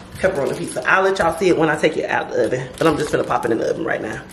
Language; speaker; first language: English; native; English